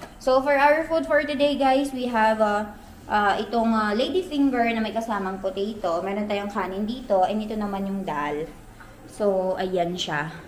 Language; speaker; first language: Filipino; native; Filipino